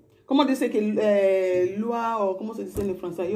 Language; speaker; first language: French; non-native, learner; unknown